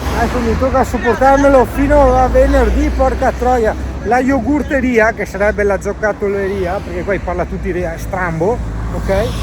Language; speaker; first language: Italian; native; Italian